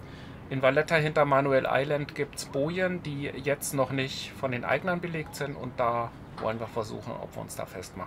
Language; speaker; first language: German; native; German